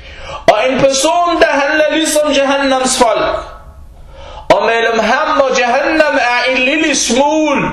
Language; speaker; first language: Danish; early bilingual, other home language; Arabic